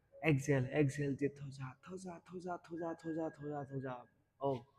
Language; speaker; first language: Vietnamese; non-native, learner; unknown